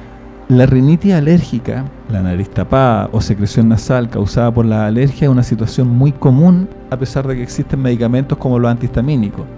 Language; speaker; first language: Spanish; native; Spanish